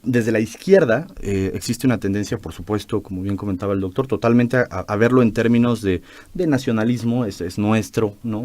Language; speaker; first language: Spanish; native; Spanish